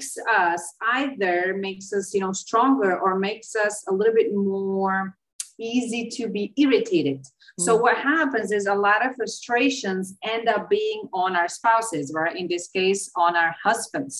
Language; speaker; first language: English; non-native, fluent; Slovenian